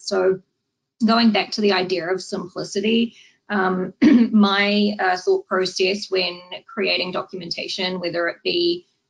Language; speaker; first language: English; native; English